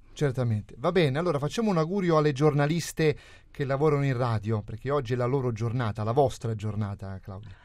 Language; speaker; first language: Italian; native; Italian